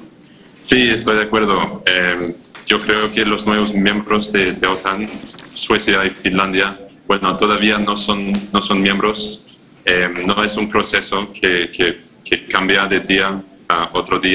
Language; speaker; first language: Spanish; non-native, fluent; English